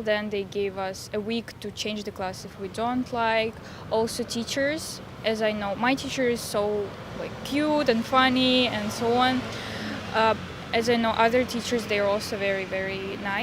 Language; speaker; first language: English; non-native, fluent; Russian